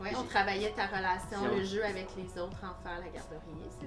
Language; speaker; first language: French; native; French